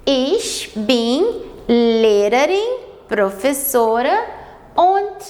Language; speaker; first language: German; non-native, fluent; Portuguese